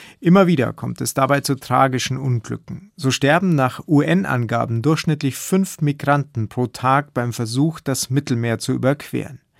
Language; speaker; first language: German; native; German